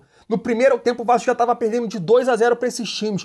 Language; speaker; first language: Portuguese; native; Portuguese